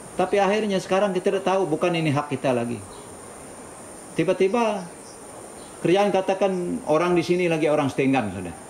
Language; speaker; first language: Malay; non-native, local second language; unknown